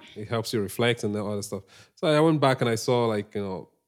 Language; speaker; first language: English; non-native, local second language; Igbo